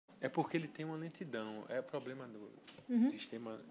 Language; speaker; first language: Portuguese; native; Portuguese